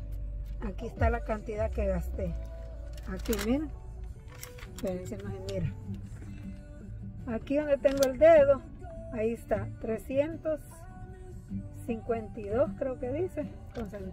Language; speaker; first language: Spanish; native; Spanish